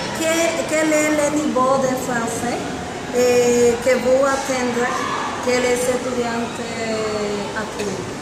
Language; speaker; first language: French; non-native, learner; Spanish